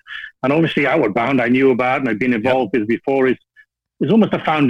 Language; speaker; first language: English; native; English